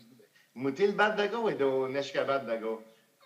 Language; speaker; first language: Basque; non-native, fluent; French